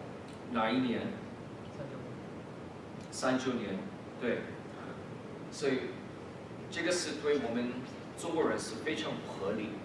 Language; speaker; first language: Chinese; early bilingual, heritage; English